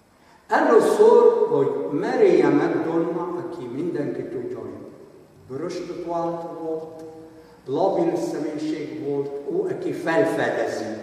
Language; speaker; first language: Hungarian; non-native, fluent; Arabic